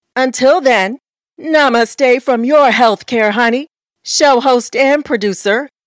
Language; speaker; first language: English; early bilingual, other home language; Spanish